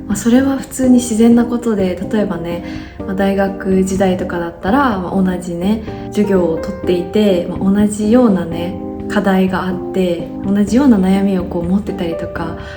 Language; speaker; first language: Japanese; native; Japanese